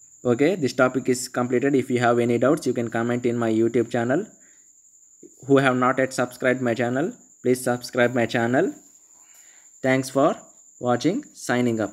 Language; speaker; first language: English; non-native, local second language; Telugu